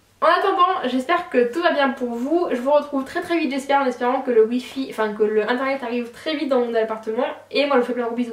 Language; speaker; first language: French; native; French